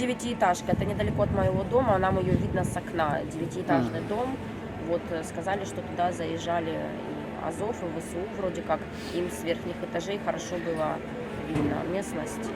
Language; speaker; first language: Russian; native; Russian